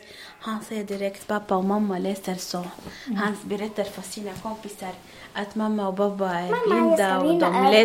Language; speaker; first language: Swedish; non-native, learner; Arabic